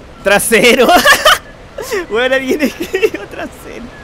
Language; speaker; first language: Spanish; native; Spanish